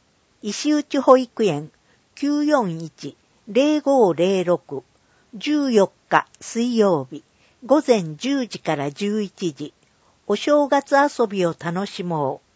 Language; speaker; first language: Japanese; native; Japanese